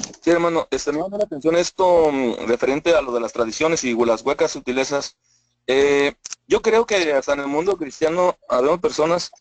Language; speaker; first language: Spanish; native; Spanish